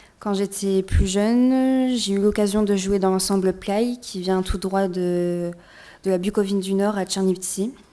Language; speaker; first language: French; native; French